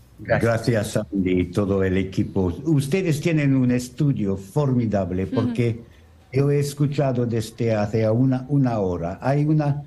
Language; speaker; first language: Spanish; non-native, learner; French